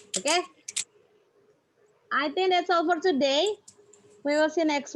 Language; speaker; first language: English; non-native, fluent; Indonesian